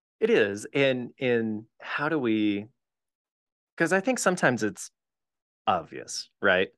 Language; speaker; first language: English; native; English